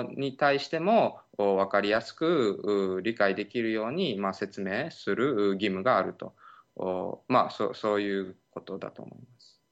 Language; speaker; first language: Japanese; native; Japanese